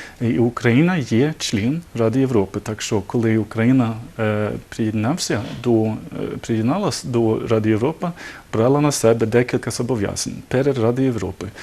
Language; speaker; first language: Ukrainian; non-native, learner; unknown